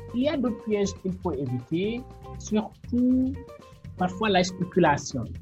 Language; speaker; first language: French; non-native, local second language; Wolof